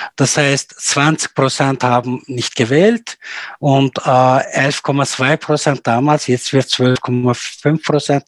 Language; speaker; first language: German; non-native, fluent; Turkish